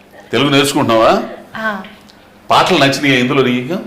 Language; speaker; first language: Telugu; native; Telugu